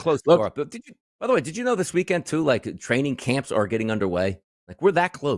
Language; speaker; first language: English; native; English